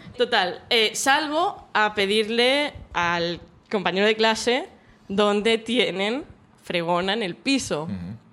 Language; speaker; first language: Spanish; non-native, local second language; Catalan